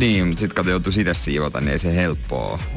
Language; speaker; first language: Finnish; native; Finnish